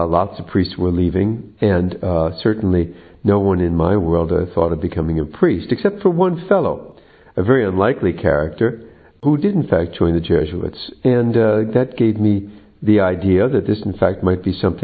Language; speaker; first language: English; native; English